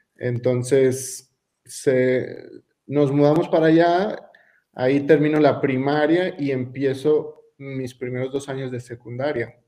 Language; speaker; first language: Spanish; native; Spanish